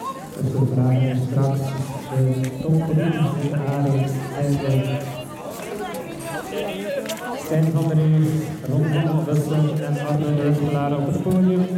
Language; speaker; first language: Dutch; native; Dutch